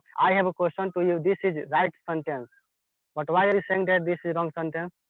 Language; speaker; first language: English; non-native, learner; Hindi